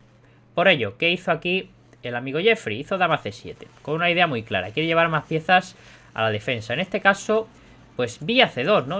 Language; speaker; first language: Spanish; native; Spanish